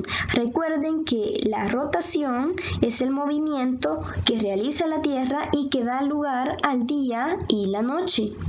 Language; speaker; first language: Spanish; native; Spanish